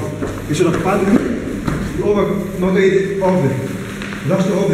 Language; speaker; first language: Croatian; non-native, fluent; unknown